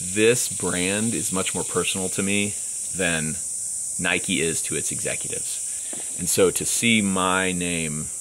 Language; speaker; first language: English; native; English